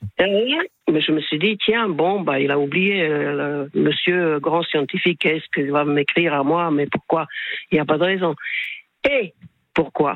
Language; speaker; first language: French; non-native, fluent; Slovak